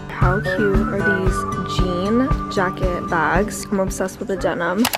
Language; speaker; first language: English; native; English